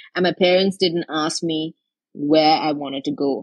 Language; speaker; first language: English; non-native, local second language; Tamil